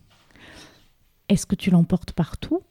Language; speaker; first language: French; native; French